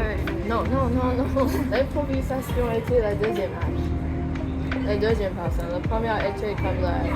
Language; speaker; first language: French; non-native, learner; English